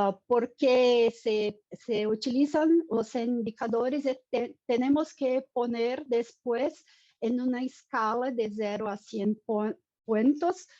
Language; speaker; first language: Spanish; non-native, fluent; Portuguese